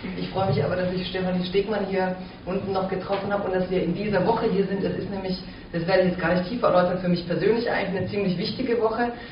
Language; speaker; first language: German; early bilingual, other home language; Croatian